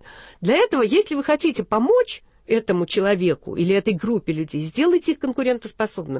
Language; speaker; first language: Russian; native; Russian